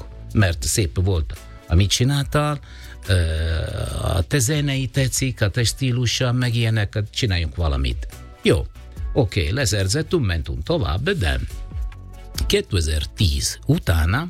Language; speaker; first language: Hungarian; non-native, learner; Italian